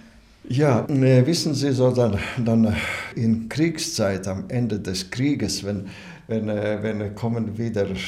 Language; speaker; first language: German; non-native, learner; Latvian